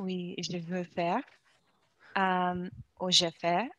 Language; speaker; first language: French; non-native, learner; Portuguese